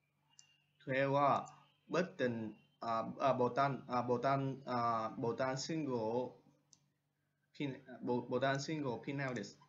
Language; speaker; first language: Japanese; non-native, learner; Vietnamese